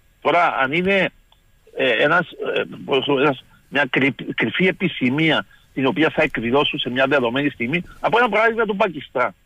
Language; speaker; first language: Greek; native; Greek